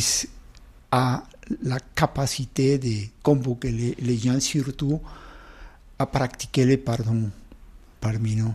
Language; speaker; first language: French; non-native, fluent; Spanish